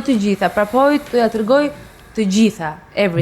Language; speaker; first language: Albanian; native; Albanian